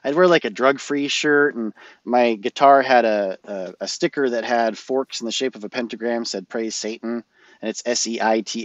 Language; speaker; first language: English; native; English